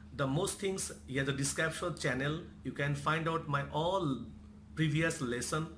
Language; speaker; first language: English; non-native, local second language; Bangla